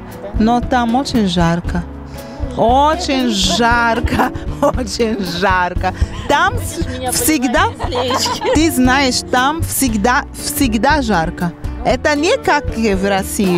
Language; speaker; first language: Russian; non-native, learner; Portuguese